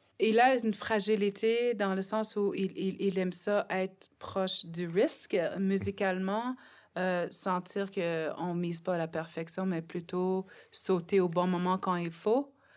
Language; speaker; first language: French; non-native, local second language; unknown